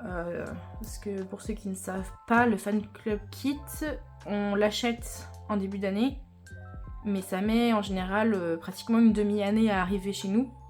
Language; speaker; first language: French; native; French